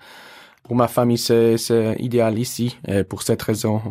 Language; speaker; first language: French; non-native, learner; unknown